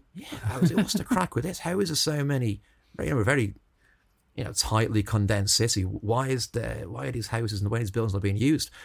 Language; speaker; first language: English; native; English